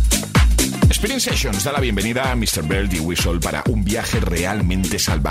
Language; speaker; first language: Spanish; native; Spanish